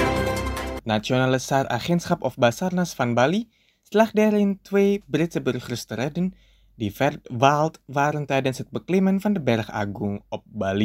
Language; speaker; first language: Dutch; non-native, fluent; Indonesian